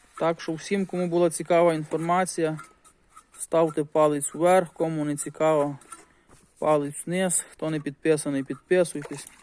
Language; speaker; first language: Ukrainian; native; Ukrainian